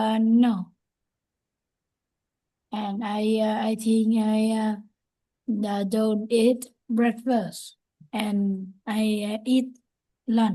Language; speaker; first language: English; non-native, learner; Vietnamese